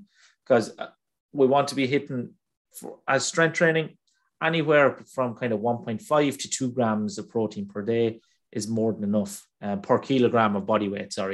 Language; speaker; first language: English; native; English